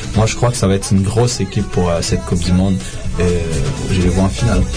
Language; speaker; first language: French; native; French